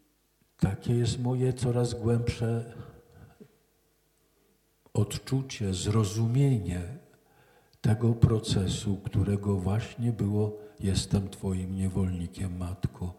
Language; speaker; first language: Polish; native; Polish